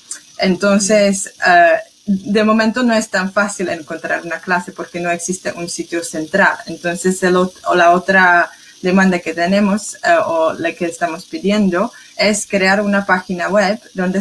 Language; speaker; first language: Spanish; non-native, fluent; English